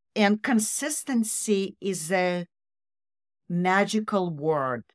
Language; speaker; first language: English; non-native, fluent; Russian